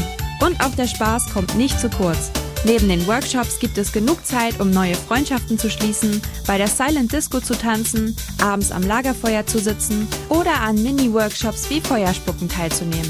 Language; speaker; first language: German; native; German